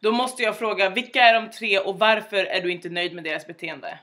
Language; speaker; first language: Swedish; native; Swedish